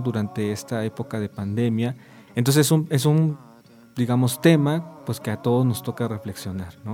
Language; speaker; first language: Spanish; native; Spanish